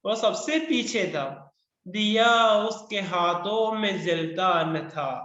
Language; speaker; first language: Hindi; non-native, local second language; Malayalam